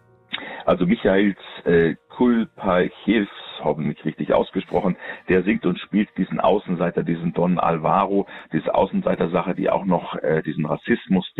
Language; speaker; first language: German; native; German